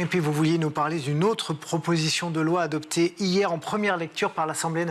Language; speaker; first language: French; native; French